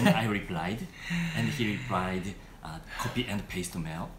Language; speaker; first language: English; non-native, learner; Japanese